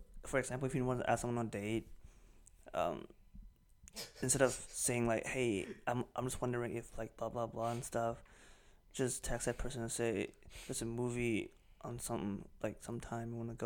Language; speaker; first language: English; non-native, local second language; Cantonese